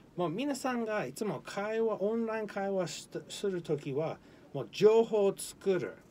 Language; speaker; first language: Japanese; non-native, learner; English